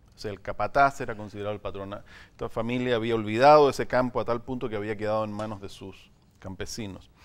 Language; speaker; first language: Spanish; native; Spanish